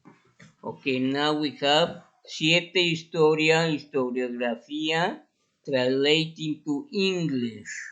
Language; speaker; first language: English; non-native, fluent; Spanish